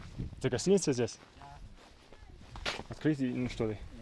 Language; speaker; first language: Russian; non-native, learner; English